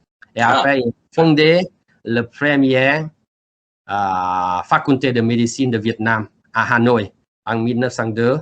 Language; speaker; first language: French; non-native, learner; Vietnamese